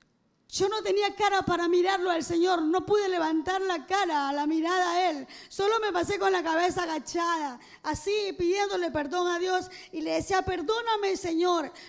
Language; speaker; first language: Spanish; native; Spanish